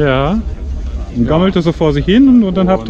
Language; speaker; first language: German; native; German